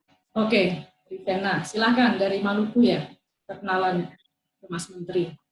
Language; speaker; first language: Indonesian; native; Indonesian